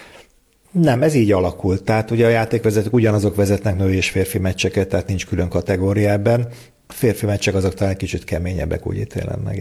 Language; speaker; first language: Hungarian; native; Hungarian